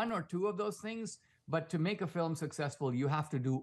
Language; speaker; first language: English; non-native, local second language; Konkani